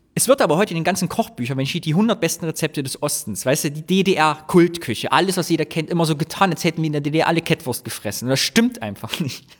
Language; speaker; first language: German; native; German